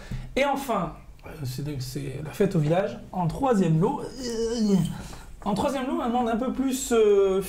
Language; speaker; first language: French; native; French